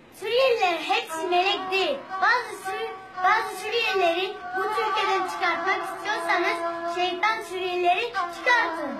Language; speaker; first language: Turkish; early bilingual, other home language; Arabic